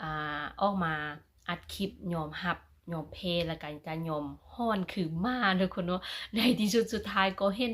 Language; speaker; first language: Thai; non-native, local second language; Lao